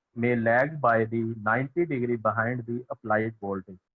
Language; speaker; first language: English; non-native, local second language; Punjabi